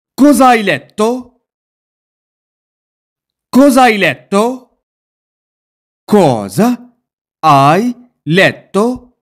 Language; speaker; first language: Italian; non-native, fluent; Arabic